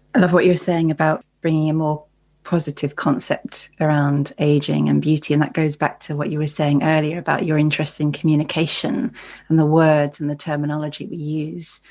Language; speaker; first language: English; native; English